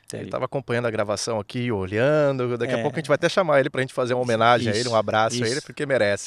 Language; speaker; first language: Portuguese; native; Portuguese